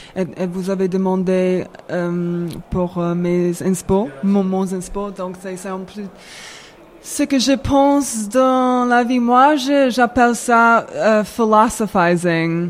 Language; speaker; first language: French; non-native, fluent; English